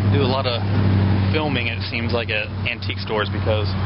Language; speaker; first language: English; native; English